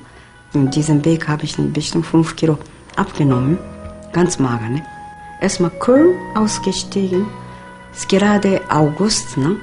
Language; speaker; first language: German; non-native, learner; Japanese